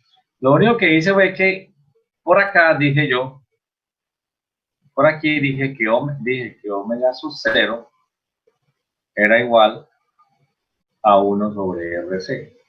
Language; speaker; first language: Spanish; native; Spanish